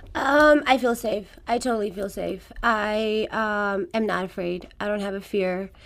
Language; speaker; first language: English; non-native, fluent; Persian